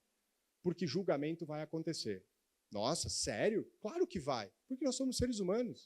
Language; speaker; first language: Portuguese; native; Portuguese